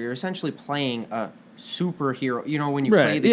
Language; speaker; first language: English; native; English